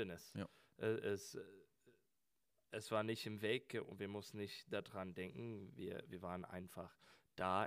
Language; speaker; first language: German; non-native, learner; English